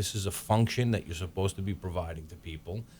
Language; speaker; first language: English; native; English